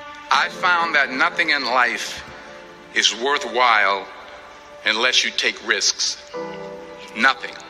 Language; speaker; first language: English; native; English